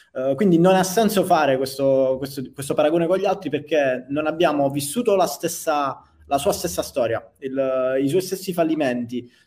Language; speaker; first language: Italian; native; Italian